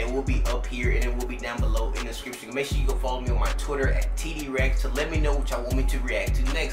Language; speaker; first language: English; native; English